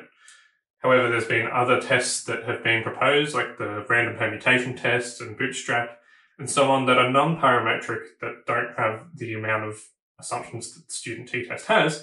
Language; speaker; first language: English; native; English